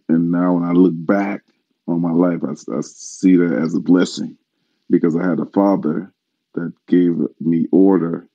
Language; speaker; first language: English; native; English